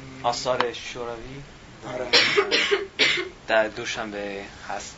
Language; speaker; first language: Persian; non-native, learner; English